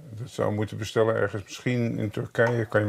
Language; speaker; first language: Dutch; native; Dutch